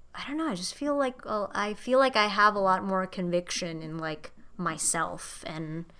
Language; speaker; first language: English; non-native, fluent; Indonesian